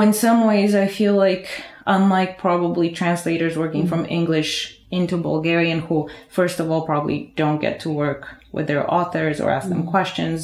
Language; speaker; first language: English; non-native, fluent; Bulgarian